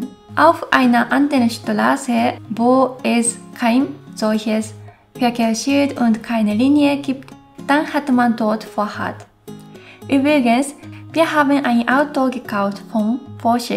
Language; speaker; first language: German; non-native, fluent; Japanese